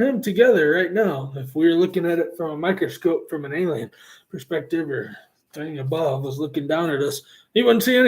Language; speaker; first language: English; native; English